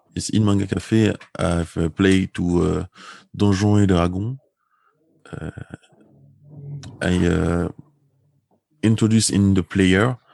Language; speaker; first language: English; non-native, learner; French